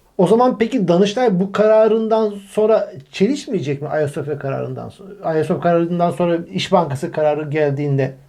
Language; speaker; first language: Turkish; native; Turkish